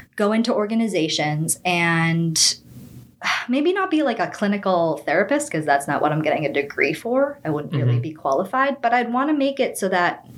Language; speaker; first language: English; native; English